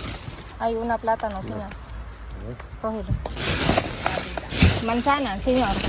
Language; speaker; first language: Spanish; non-native, learner; Filipino